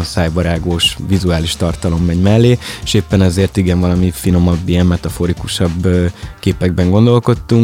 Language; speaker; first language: Hungarian; native; Hungarian